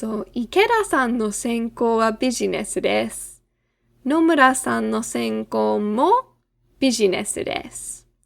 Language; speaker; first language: Japanese; non-native, fluent; English